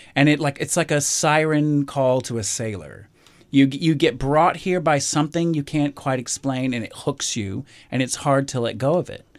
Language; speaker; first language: English; native; English